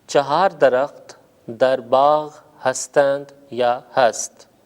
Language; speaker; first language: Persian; non-native, fluent; Urdu